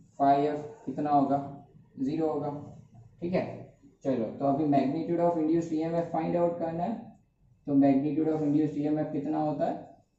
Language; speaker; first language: Hindi; non-native, local second language; Gujarati